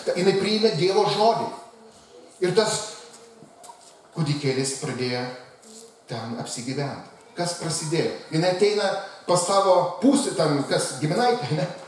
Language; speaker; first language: Lithuanian; non-native, local second language; Russian